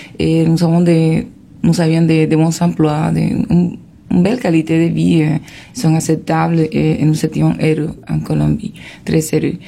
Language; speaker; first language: French; non-native, fluent; Spanish